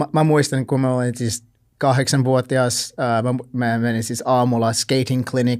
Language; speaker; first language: Finnish; non-native, learner; English